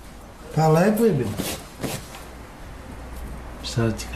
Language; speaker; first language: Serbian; non-native, local second language; Romany